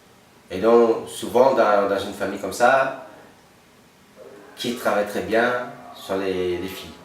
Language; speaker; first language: French; non-native, fluent; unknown